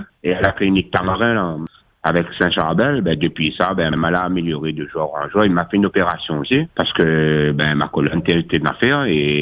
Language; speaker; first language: French; non-native, local second language; Réunion Creole French